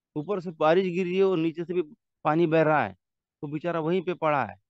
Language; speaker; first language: Hindi; non-native, local second language; Marathi